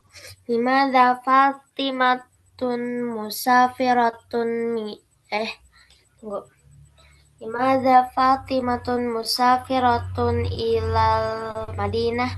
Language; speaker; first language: Arabic; non-native, learner; Indonesian